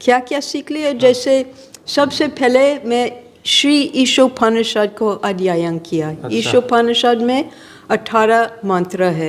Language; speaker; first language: Hindi; non-native, fluent; English